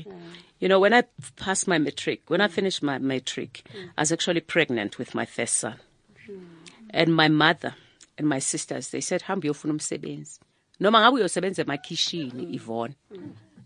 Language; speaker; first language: English; non-native, local second language; Zulu